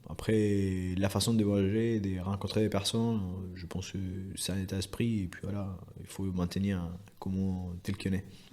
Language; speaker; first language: French; non-native, fluent; Spanish